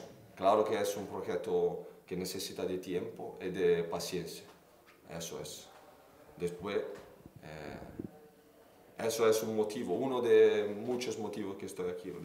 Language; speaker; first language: Spanish; non-native, fluent; Italian